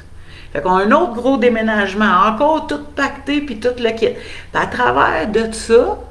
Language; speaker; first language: French; native; French